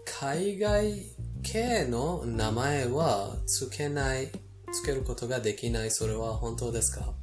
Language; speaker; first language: Japanese; non-native, fluent; Persian